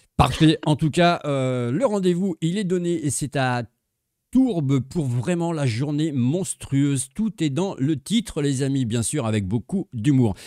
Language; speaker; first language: French; native; French